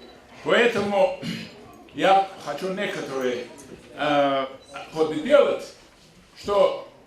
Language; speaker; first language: Russian; non-native, local second language; Avaric